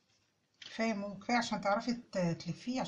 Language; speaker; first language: Arabic; native; Arabic